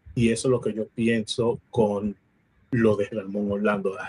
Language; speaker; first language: Spanish; early bilingual, heritage; Spanish